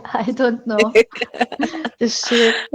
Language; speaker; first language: English; non-native, learner; Hungarian